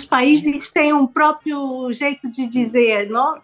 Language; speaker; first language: Portuguese; non-native, local second language; Spanish